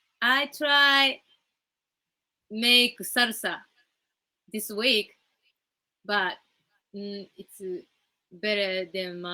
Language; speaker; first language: English; non-native, learner; Japanese